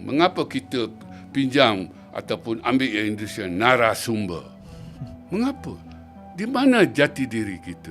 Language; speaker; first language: Malay; native; Malay